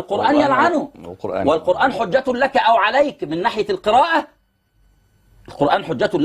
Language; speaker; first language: Arabic; native; Arabic